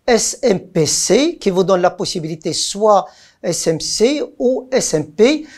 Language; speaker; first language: French; non-native, local second language; Arabic